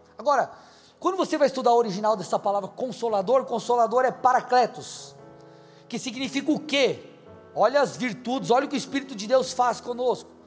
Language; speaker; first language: Portuguese; native; Portuguese